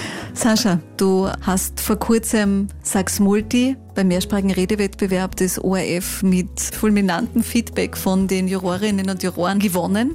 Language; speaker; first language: German; native; German